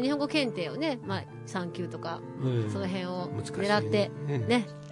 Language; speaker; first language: Japanese; native; Japanese